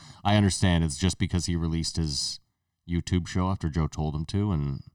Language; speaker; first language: English; native; English